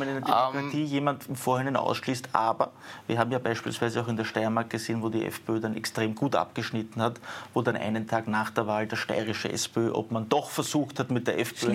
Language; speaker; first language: German; native; German